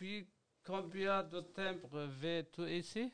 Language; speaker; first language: French; non-native, learner; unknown